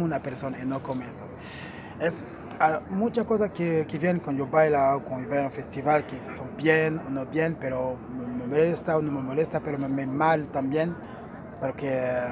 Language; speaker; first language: Spanish; non-native, learner; Portuguese